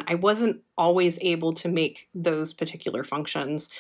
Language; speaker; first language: English; native; English